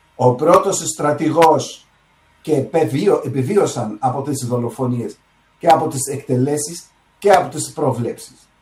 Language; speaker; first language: Greek; early bilingual, heritage; Greek